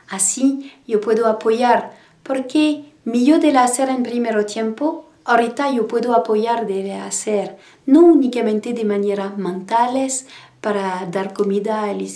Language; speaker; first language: Spanish; non-native, learner; French